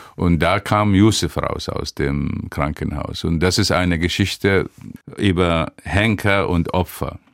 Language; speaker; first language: German; non-native, fluent; Arabic